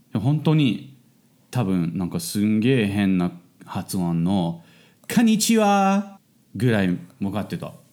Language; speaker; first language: Japanese; non-native, fluent; English